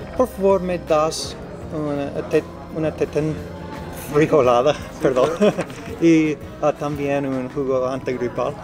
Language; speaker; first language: Spanish; non-native, learner; English